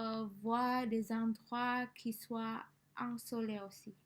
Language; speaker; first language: French; non-native, learner; Indonesian